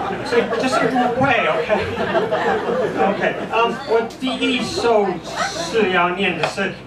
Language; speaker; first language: Chinese; non-native, fluent; English